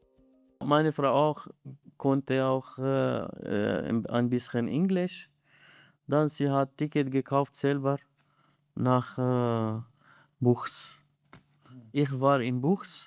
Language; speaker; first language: German; non-native, learner; Arabic